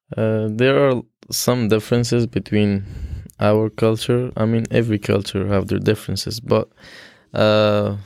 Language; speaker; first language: English; non-native, learner; Persian